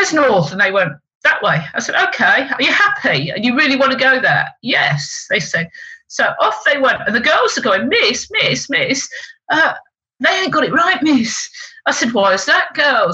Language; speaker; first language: English; native; English